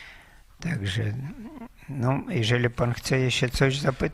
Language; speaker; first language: Polish; non-native, fluent; Russian